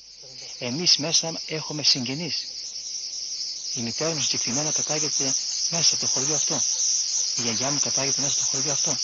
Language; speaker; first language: Greek; native; Greek